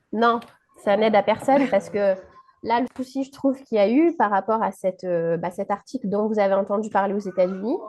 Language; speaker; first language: French; native; French